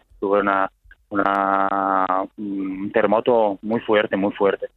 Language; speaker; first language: Spanish; non-native, learner; Italian